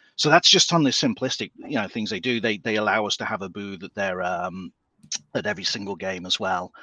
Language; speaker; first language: English; native; English